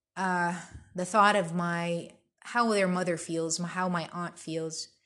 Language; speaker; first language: English; early bilingual, other home language; Arabic